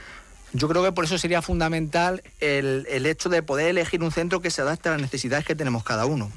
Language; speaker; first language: Spanish; native; Spanish